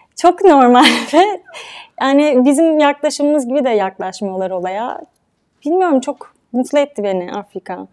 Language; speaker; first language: Turkish; native; Turkish